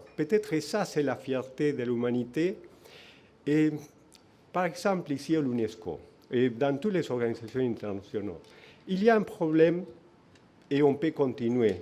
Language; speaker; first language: French; non-native, fluent; Spanish